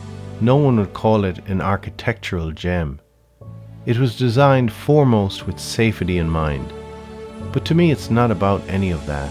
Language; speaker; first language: English; native; English